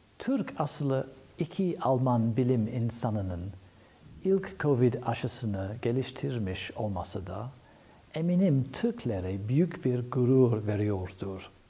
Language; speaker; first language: Turkish; non-native, fluent; English